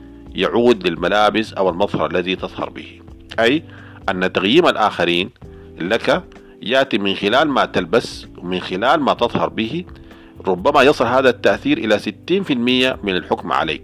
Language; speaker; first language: Arabic; native; Arabic